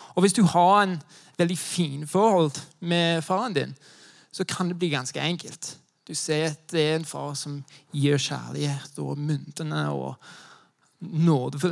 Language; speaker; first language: Norwegian; non-native, fluent; English